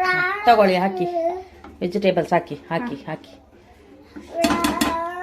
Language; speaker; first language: Kannada; native; Kannada